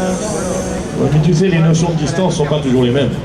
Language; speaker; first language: French; native; French